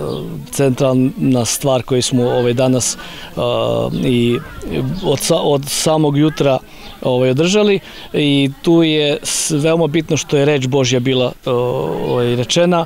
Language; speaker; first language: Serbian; non-native, local second language; Slovak